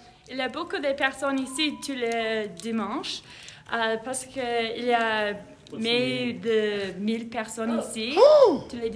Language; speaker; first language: French; non-native, learner; English